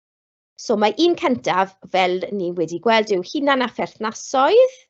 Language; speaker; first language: Welsh; non-native, local second language; English